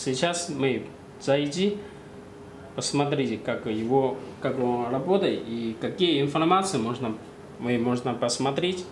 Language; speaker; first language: Russian; non-native, learner; Chinese